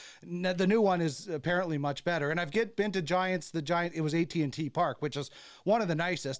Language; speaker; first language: English; native; English